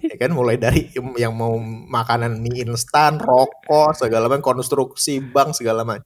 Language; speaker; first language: Indonesian; native; Indonesian